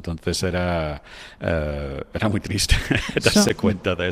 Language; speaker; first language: Spanish; non-native, fluent; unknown